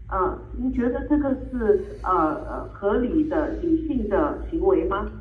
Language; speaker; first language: Chinese; native; Chinese